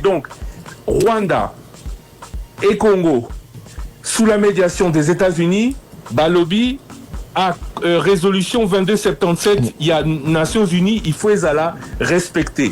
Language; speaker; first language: French; non-native, local second language; Lingala